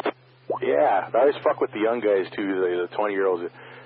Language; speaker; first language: English; native; English